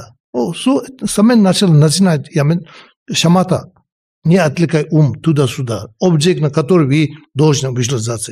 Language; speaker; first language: Russian; non-native, learner; Tibetan